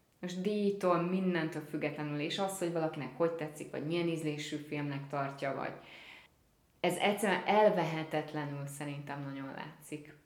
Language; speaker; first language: Hungarian; native; Hungarian